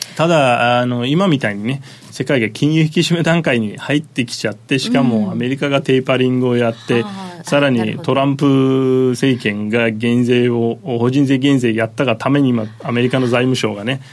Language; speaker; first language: Japanese; non-native, fluent; Turkish